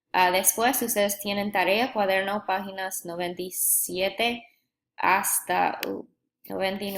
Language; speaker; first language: Spanish; non-native, fluent; English